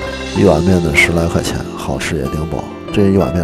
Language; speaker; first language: Chinese; native; Chinese